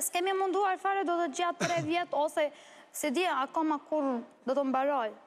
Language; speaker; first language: Albanian; non-native, learner; Arabic